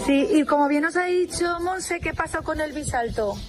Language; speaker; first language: Spanish; native; Spanish